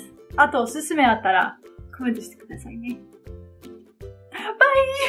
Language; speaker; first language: Japanese; non-native, learner; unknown